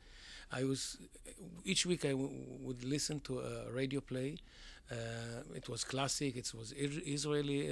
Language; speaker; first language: English; non-native, fluent; Arabic